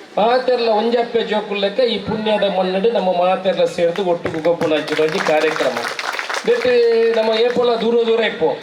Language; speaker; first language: Kannada; native; Kannada